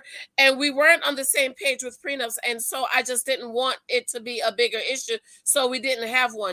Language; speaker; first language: English; native; English